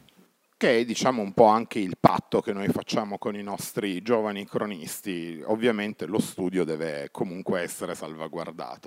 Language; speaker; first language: Italian; native; Italian